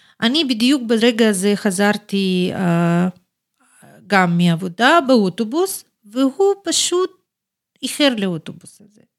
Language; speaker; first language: Hebrew; non-native, fluent; Russian